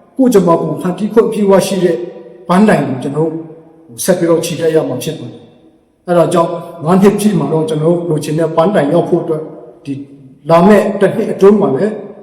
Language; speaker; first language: Burmese; non-native, local second language; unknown